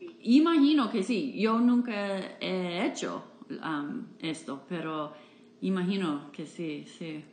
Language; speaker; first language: Spanish; non-native, fluent; English